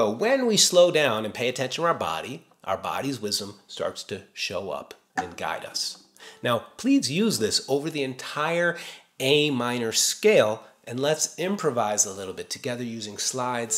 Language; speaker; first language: English; native; English